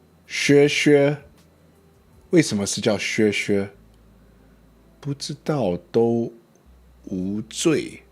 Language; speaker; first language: Chinese; non-native, learner; English